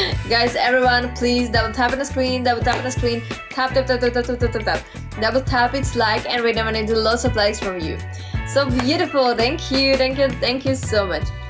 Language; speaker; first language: English; non-native, learner; Russian